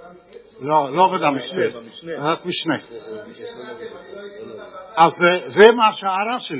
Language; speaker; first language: Hebrew; non-native, fluent; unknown